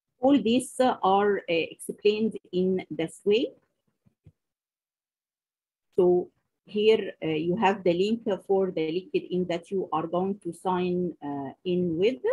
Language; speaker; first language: English; non-native, local second language; Arabic